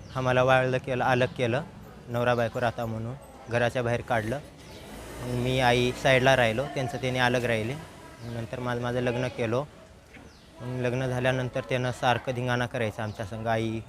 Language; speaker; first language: Marathi; non-native, local second language; Lambadi